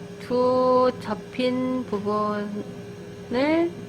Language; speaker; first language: Korean; native; Korean